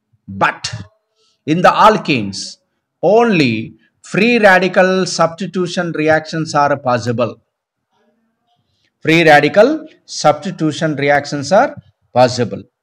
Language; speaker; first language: English; non-native, local second language; Telugu